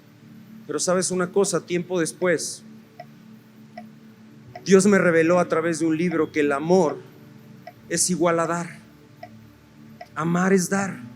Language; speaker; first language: Spanish; native; Spanish